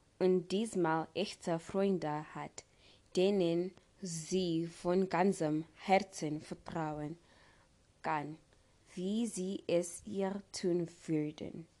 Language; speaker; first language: German; non-native, learner; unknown